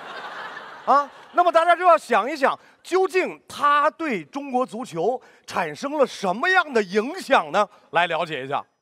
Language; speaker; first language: Chinese; native; Chinese